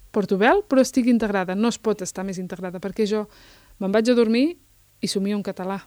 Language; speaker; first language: Catalan; early bilingual, other home language; Berber languages